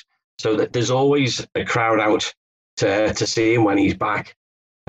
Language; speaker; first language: English; native; English